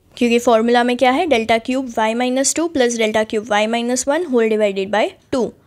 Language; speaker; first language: Hindi; native; Hindi